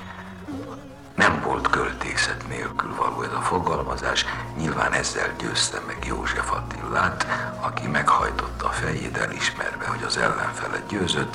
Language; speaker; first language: Hungarian; native; Hungarian